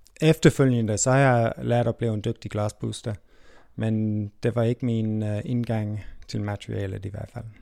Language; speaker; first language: Danish; non-native, fluent; English